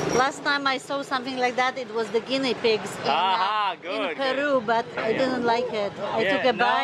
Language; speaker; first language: English; non-native, fluent; Polish